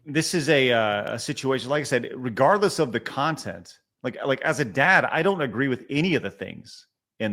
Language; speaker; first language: English; native; English